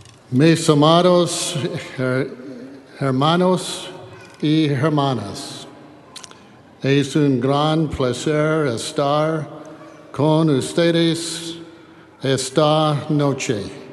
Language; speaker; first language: Spanish; non-native, learner; English